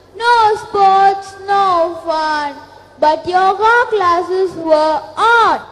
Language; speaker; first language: English; non-native, local second language; Tamil